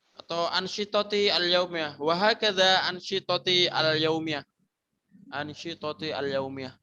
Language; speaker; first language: Arabic; non-native, fluent; Indonesian